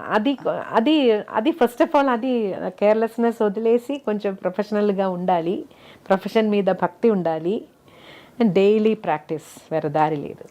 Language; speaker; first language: Telugu; non-native, fluent; Malayalam